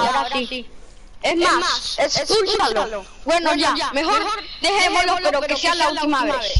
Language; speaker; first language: Spanish; native; Spanish